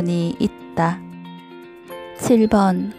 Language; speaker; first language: Japanese; non-native, learner; Korean